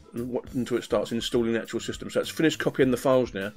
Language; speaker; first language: English; native; English